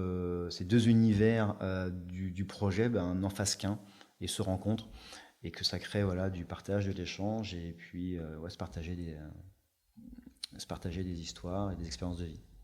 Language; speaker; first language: French; native; French